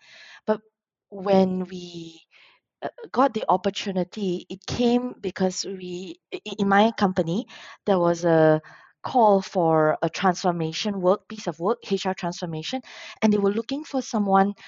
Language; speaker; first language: English; non-native, local second language; Min Nan Chinese